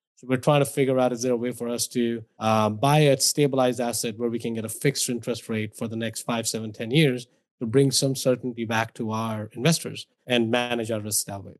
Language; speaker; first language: English; non-native, local second language; Hindi